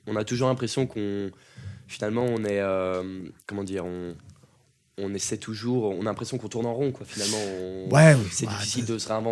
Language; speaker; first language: French; native; French